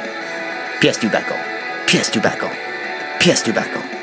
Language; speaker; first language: French; non-native, learner; English